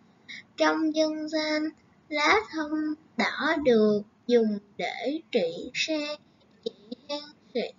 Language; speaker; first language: Vietnamese; native; Vietnamese